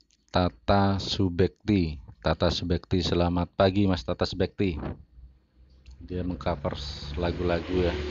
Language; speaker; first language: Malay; non-native, local second language; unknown